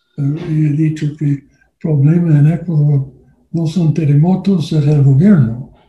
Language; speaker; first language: Spanish; non-native, learner; English